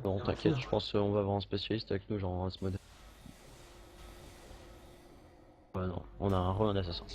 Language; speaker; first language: French; native; French